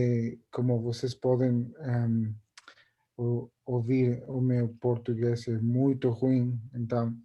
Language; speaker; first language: Portuguese; non-native, learner; Spanish